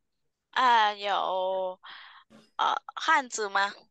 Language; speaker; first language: Chinese; non-native, fluent; Vietnamese